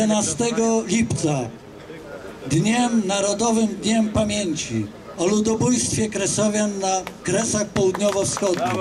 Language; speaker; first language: Polish; native; Polish